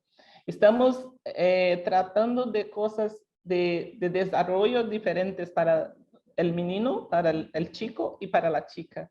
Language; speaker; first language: Spanish; non-native, local second language; Portuguese